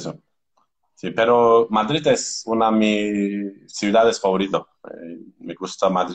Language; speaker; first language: Spanish; non-native, learner; Turkish